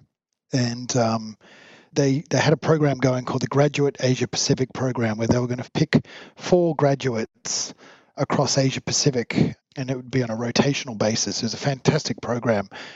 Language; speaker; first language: English; native; English